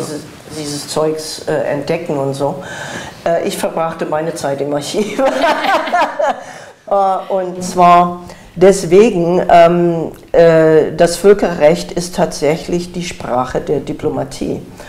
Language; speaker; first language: German; non-native, fluent; English